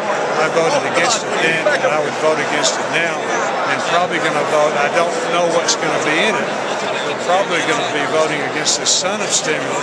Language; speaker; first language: English; native; English